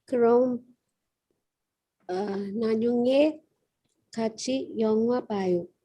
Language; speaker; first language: Korean; non-native, learner; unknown